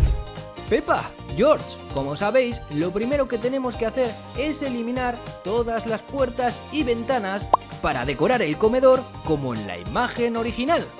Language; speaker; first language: Spanish; native; Spanish